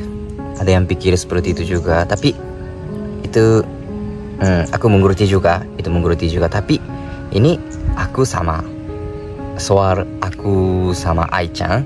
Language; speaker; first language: Indonesian; non-native, fluent; Japanese